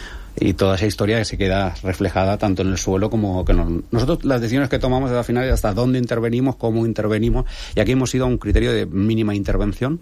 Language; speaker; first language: Spanish; native; Spanish